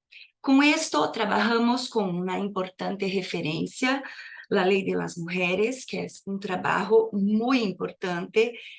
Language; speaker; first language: Spanish; non-native, fluent; Portuguese